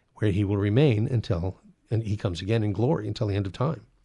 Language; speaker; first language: English; native; English